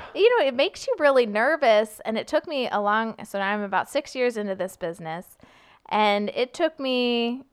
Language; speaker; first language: English; native; English